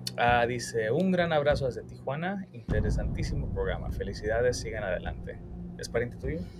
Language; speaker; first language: Spanish; native; Spanish